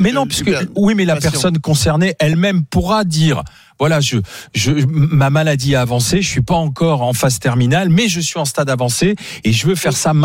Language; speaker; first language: French; native; French